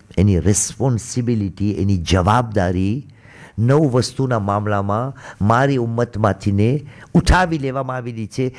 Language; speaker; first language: Gujarati; early bilingual, heritage; Gujarati